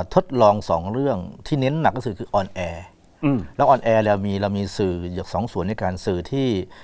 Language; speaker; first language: Thai; native; Thai